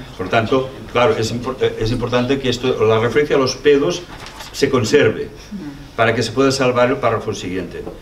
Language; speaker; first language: Spanish; non-native, local second language; Catalan